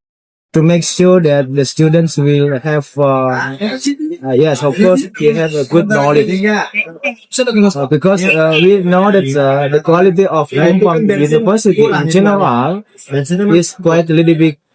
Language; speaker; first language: English; non-native, fluent; Indonesian